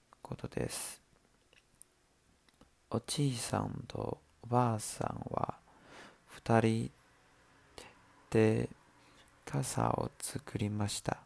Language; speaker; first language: Japanese; non-native, learner; Chinese